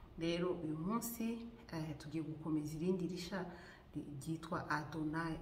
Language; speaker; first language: Kinyarwanda; native; Kinyarwanda